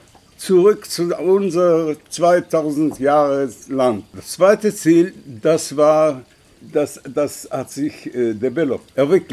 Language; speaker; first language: German; non-native, learner; Hebrew